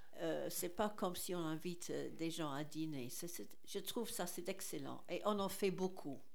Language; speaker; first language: French; non-native, fluent; English